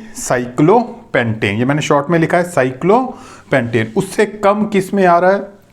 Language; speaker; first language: Hindi; native; Hindi